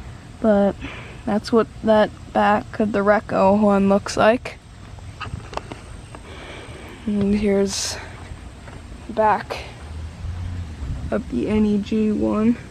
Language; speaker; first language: English; native; English